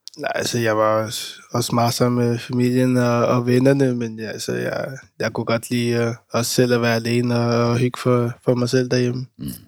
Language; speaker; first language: Danish; early bilingual, other home language; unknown